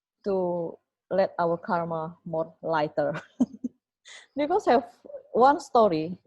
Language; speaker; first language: English; non-native, fluent; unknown